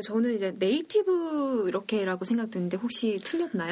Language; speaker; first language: Korean; native; Korean